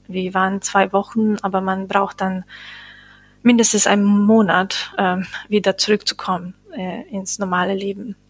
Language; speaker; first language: German; non-native, fluent; Bosnian